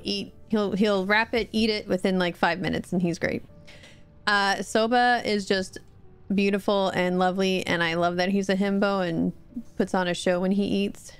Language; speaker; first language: English; native; English